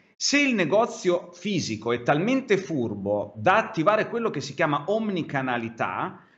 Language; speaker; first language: Italian; native; Italian